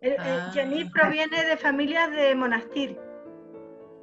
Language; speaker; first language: Spanish; native; Spanish